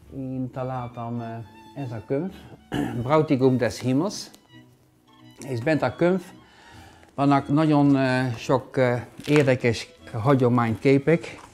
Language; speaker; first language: Hungarian; non-native, learner; Dutch